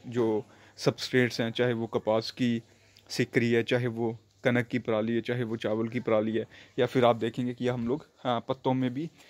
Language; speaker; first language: Hindi; non-native, local second language; Punjabi